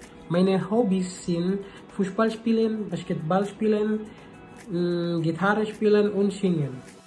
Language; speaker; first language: German; non-native, learner; Indonesian